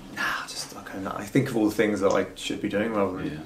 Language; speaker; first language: English; native; English